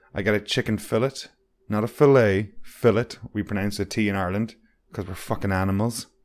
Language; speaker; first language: English; native; English